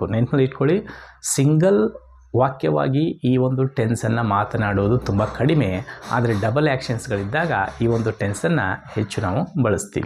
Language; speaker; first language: Kannada; native; Kannada